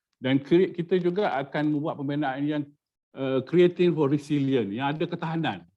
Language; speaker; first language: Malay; native; Malay